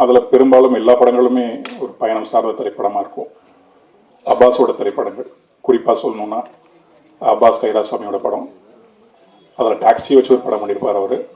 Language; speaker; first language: Tamil; native; Tamil